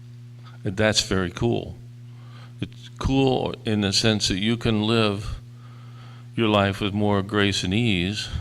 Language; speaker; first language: English; native; English